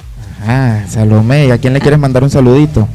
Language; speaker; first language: Spanish; native; Spanish